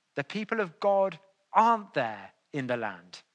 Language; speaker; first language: English; native; English